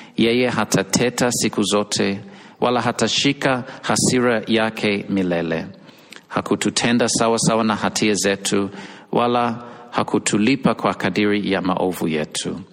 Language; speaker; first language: Swahili; non-native, fluent; English